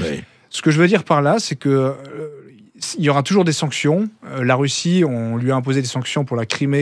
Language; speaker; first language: French; native; French